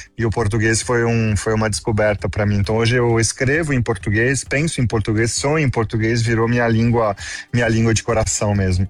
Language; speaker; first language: Portuguese; non-native, fluent; French